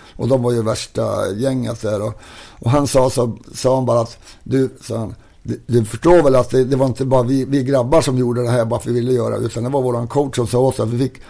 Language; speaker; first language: Swedish; native; Swedish